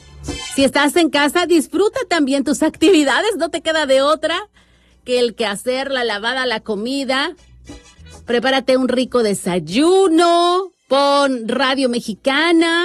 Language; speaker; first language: Spanish; native; Spanish